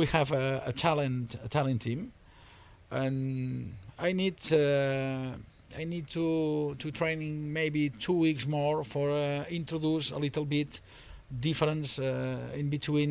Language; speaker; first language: English; non-native, learner; Spanish